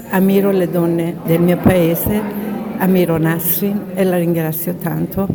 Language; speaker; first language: Italian; non-native, fluent; Persian